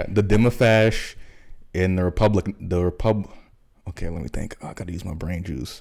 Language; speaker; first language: English; native; English